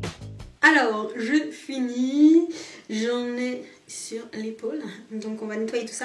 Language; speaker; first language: French; native; French